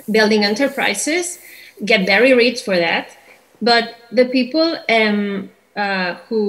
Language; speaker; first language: English; non-native, fluent; Catalan